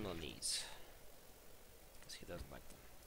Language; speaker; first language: English; native; English